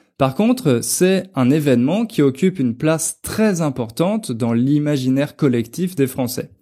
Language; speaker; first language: French; native; French